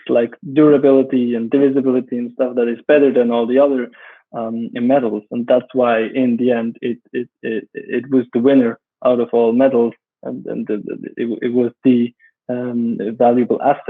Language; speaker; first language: English; non-native, fluent; German